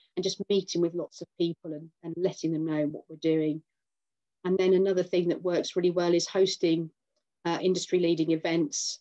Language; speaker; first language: English; native; English